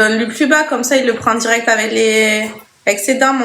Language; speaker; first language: French; native; French